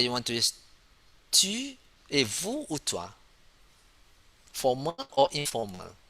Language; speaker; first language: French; non-native, fluent; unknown